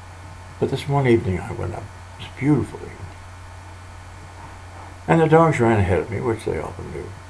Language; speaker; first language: English; native; English